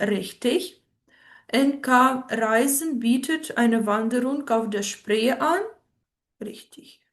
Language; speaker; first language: German; non-native, fluent; Ukrainian